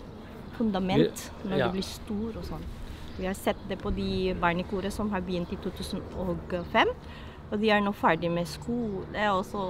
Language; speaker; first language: Norwegian; non-native, fluent; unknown